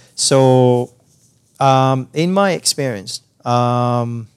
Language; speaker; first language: English; non-native, fluent; Spanish